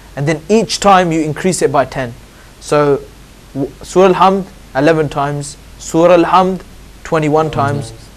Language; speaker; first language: English; native; English